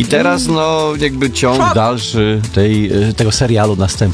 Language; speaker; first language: Polish; native; Polish